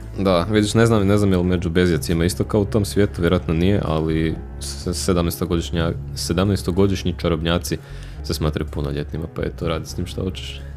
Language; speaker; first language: Croatian; native; Croatian